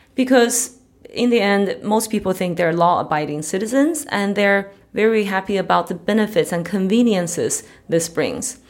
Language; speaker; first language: English; early bilingual, other home language; Chinese